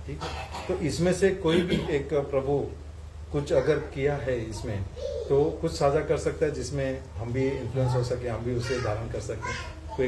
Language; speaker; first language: Hindi; native; Hindi